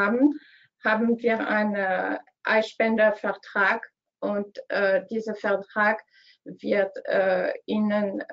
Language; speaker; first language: German; non-native, learner; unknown